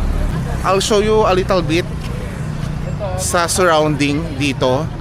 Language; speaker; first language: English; non-native, local second language; Filipino